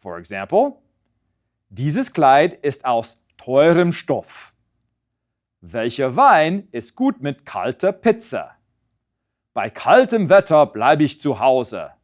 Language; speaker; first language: German; non-native, fluent; English